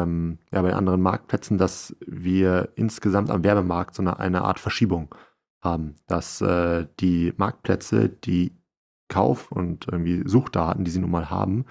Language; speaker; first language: German; native; German